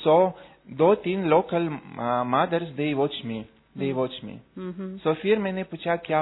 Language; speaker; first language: Hindi; non-native, learner; Russian